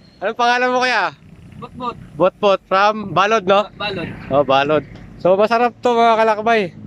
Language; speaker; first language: Filipino; non-native, local second language; Masbatenyo